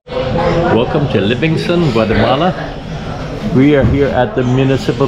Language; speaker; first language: English; native; English